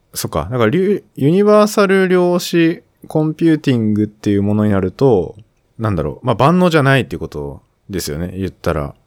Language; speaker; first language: Japanese; native; Japanese